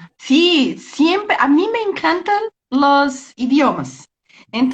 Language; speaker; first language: Spanish; non-native, learner; Portuguese